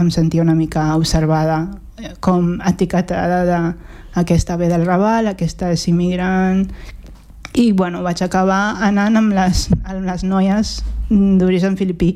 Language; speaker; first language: Catalan; native; Catalan